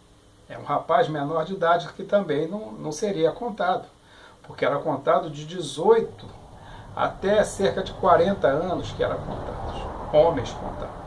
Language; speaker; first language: Portuguese; native; Portuguese